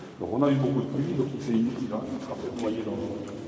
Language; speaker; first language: French; native; French